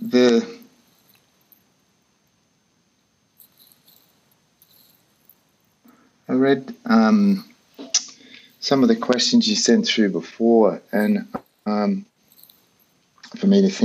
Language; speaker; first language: English; native; English